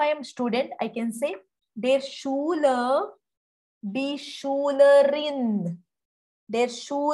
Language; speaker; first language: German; non-native, fluent; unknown